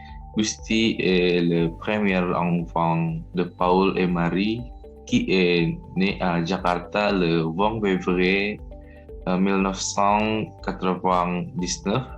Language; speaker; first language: French; non-native, learner; Indonesian